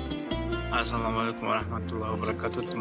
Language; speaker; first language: Indonesian; non-native, fluent; Russian